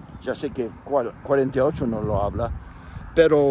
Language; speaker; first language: Spanish; non-native, fluent; English